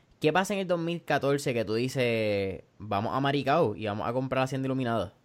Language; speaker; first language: Spanish; native; Spanish